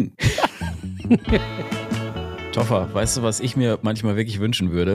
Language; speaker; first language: German; native; German